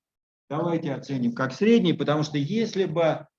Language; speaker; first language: Russian; native; Russian